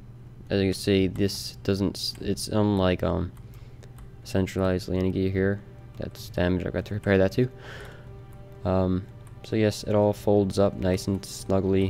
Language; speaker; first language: English; native; English